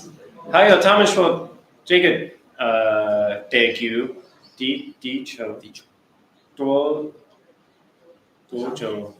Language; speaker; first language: Chinese; early bilingual, heritage; Chinese